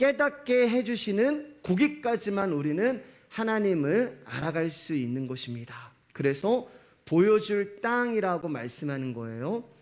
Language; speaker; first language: Korean; native; Korean